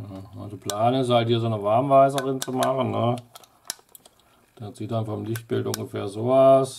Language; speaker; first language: German; native; German